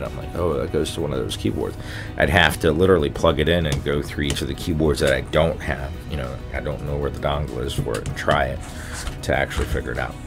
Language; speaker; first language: English; native; English